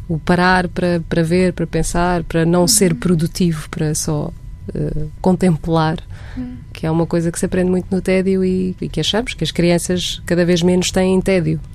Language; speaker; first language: Portuguese; native; Portuguese